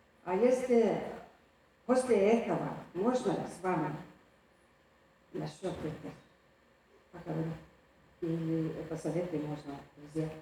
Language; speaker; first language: Russian; non-native, fluent; Mongolian